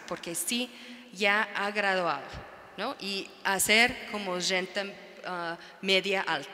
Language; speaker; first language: Spanish; non-native, fluent; English